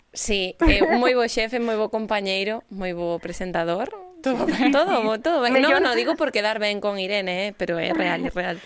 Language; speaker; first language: Galician; native; Galician